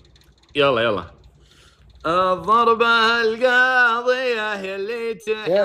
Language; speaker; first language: Arabic; native; Arabic